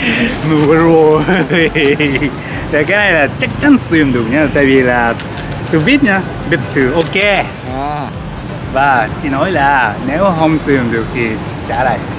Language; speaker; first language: Vietnamese; non-native, learner; Japanese